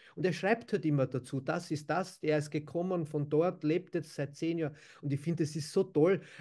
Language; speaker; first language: German; native; German